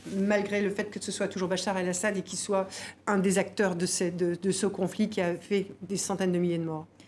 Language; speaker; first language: French; native; French